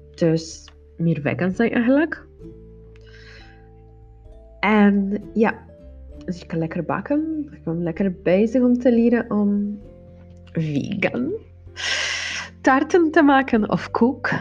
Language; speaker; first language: Dutch; non-native, learner; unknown